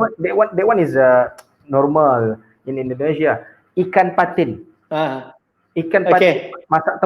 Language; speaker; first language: English; non-native, local second language; Malay